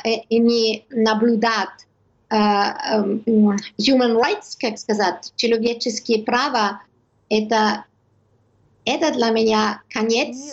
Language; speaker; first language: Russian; non-native, learner; German